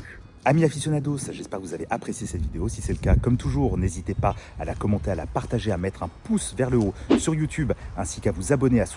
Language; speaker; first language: French; native; French